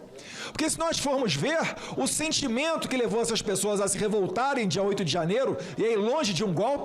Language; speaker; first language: Portuguese; native; Portuguese